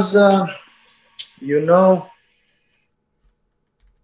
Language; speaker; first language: English; non-native, learner; Azerbaijani